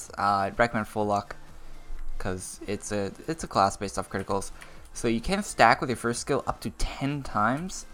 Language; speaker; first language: English; native; English